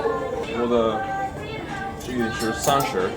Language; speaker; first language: Chinese; non-native, fluent; English